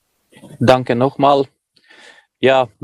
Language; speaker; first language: German; non-native, learner; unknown